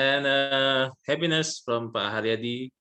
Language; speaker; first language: English; non-native, learner; Indonesian